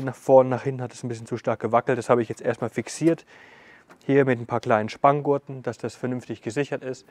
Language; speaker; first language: German; native; German